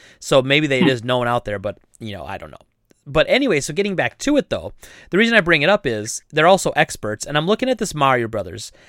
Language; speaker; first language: English; native; English